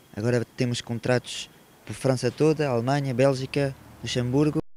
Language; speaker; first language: Portuguese; early bilingual, heritage; French